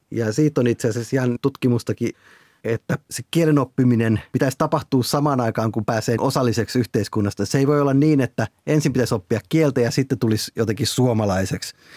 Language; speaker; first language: Finnish; native; Finnish